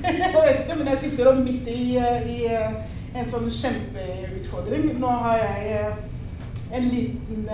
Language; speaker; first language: Norwegian; non-native, fluent; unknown